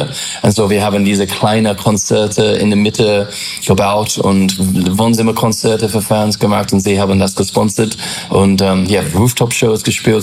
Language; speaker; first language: German; non-native, learner; English